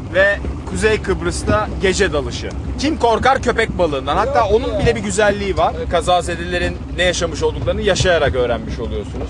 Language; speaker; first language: Turkish; native; Turkish